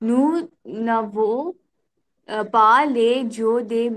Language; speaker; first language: French; non-native, learner; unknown